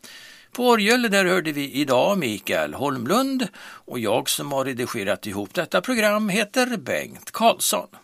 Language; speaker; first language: Swedish; native; Swedish